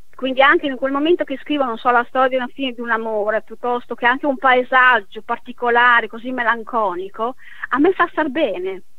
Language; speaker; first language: Italian; native; Italian